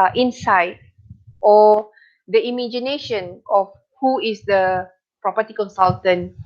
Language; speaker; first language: English; non-native, local second language; Malay